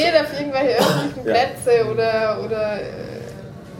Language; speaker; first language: German; native; German